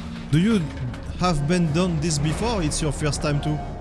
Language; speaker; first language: English; non-native, learner; French